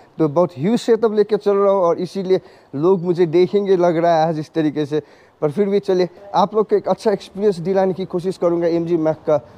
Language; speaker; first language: Hindi; non-native, local second language; Nepali